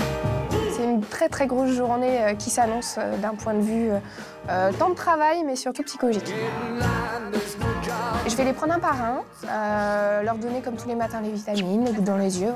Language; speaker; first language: French; native; French